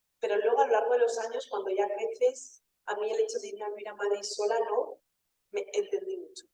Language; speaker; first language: Spanish; early bilingual, other home language; Wolof